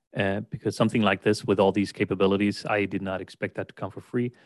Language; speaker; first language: English; non-native, fluent; Swedish